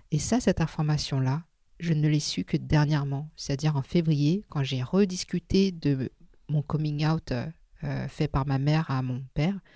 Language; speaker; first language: French; non-native, local second language; Min Nan Chinese